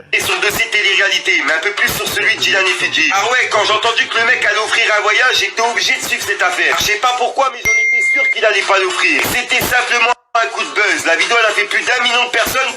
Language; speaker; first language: French; native; French